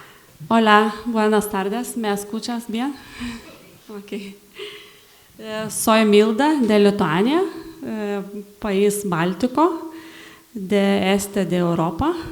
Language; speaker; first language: Spanish; non-native, learner; Lithuanian